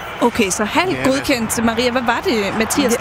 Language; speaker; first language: Danish; native; Danish